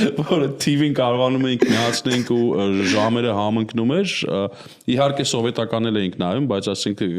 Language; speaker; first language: Armenian; native; Armenian